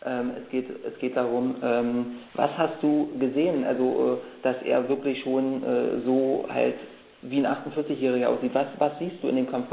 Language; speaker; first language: German; native; German